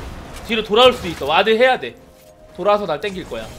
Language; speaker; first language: Korean; native; Korean